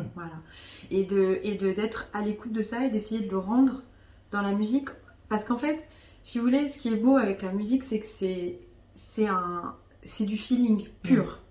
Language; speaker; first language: French; early bilingual, other home language; Arabic